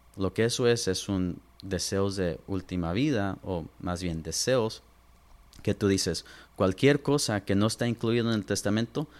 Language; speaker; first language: Spanish; early bilingual, heritage; Spanish